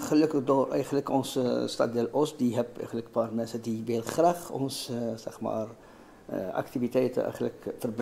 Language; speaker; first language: Dutch; non-native, learner; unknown